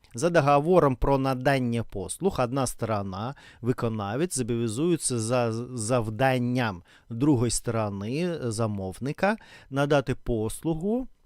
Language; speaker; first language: Ukrainian; non-native, learner; Russian